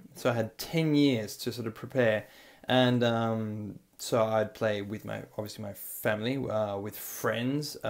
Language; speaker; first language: English; native; English